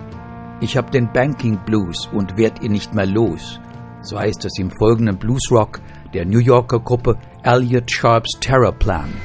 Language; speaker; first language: German; native; German